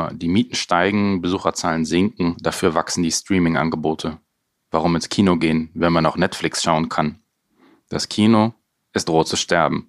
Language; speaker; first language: German; native; German